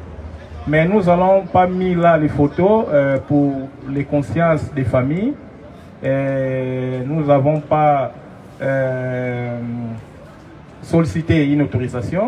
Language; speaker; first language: French; non-native, fluent; Portuguese